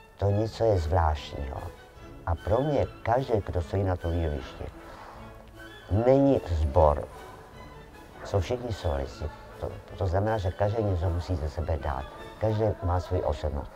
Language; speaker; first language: Czech; non-native, learner; Slovak